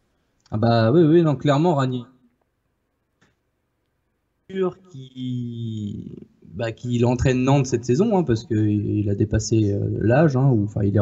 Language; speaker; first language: French; native; French